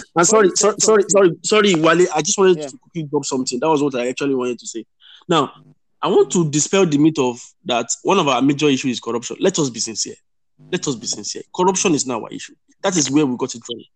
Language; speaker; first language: English; non-native, local second language; Yoruba